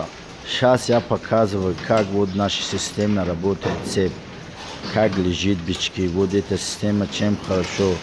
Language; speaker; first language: Russian; non-native, fluent; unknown